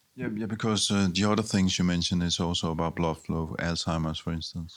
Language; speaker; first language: English; non-native, fluent; Danish